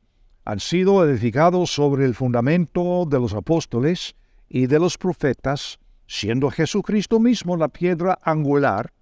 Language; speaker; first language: Spanish; non-native, fluent; English